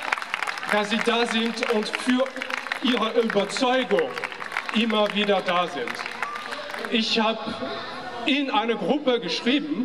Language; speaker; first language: German; non-native, fluent; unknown